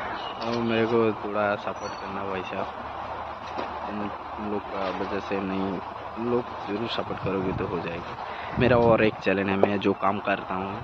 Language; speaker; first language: Hindi; non-native, local second language; Bangla